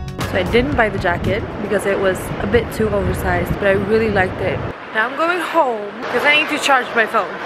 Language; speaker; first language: English; non-native, fluent; Swedish